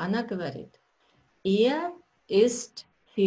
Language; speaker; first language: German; non-native, fluent; Russian